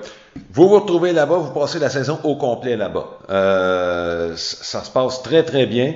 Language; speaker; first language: French; native; French